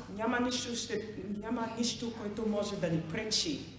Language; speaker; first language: Bulgarian; non-native, learner; Macedonian